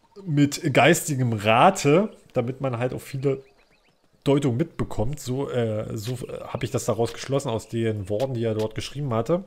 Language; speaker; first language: German; native; German